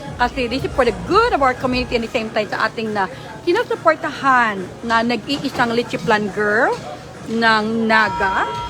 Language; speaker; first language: Filipino; non-native, local second language; Hiligaynon